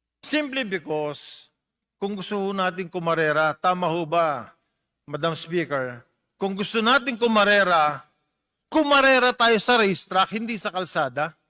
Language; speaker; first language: Filipino; native; Filipino